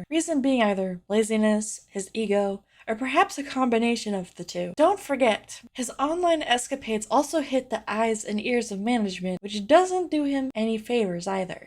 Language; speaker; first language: English; native; English